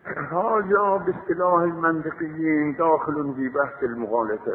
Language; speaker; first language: Arabic; non-native, fluent; Azerbaijani